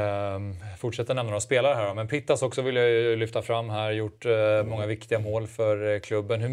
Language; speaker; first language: Swedish; native; Swedish